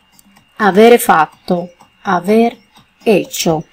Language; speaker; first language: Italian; non-native, learner; Spanish